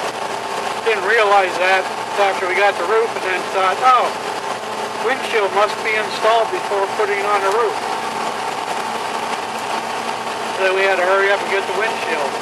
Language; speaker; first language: English; native; English